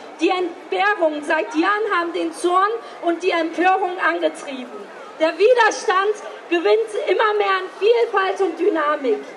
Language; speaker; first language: German; early bilingual, other home language; Turkish